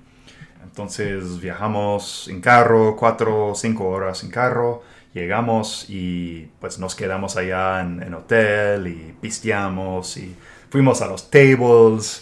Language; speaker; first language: Spanish; non-native, fluent; English